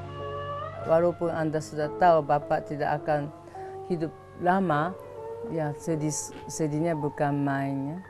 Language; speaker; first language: Indonesian; non-native, fluent; Japanese